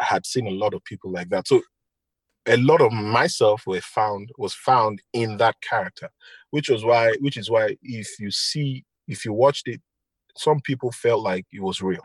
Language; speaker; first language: English; non-native, local second language; Hausa